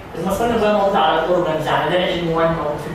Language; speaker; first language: Arabic; native; Arabic